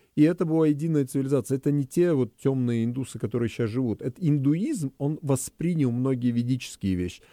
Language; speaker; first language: Russian; native; Russian